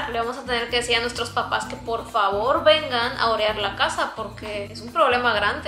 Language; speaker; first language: Spanish; native; Spanish